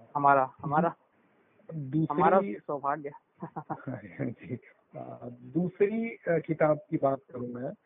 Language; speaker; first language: Hindi; native; Hindi